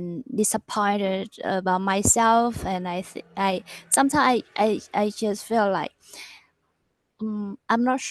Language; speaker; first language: English; non-native, learner; Vietnamese